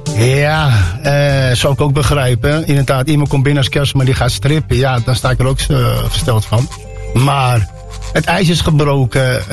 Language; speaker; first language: Dutch; early bilingual, other home language; Riffian